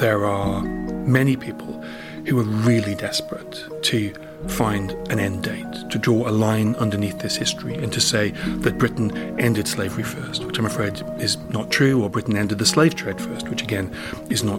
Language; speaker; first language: English; native; English